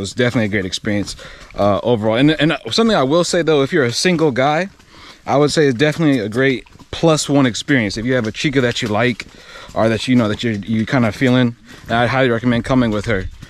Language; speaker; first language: English; native; English